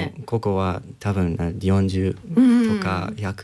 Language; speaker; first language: Japanese; non-native, learner; English